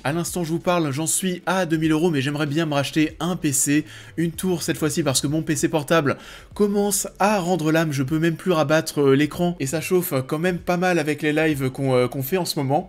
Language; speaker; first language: French; native; French